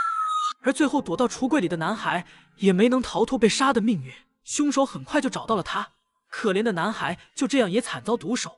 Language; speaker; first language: Chinese; native; Chinese